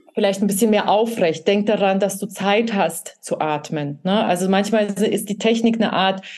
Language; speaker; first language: German; early bilingual, other home language; Russian